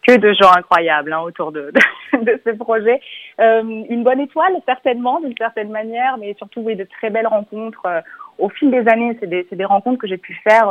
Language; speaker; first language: French; native; French